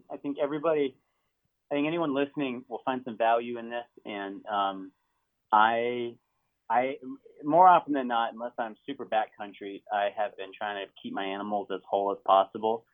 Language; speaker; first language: English; native; English